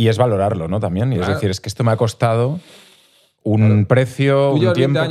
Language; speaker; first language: Spanish; native; Spanish